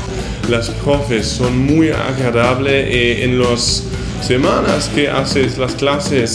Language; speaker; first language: Spanish; non-native, fluent; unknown